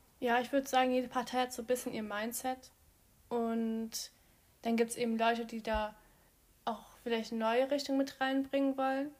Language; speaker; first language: German; early bilingual, other home language; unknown